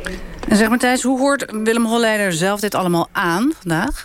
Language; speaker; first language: Dutch; native; Dutch